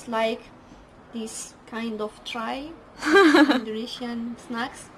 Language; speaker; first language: English; non-native, learner; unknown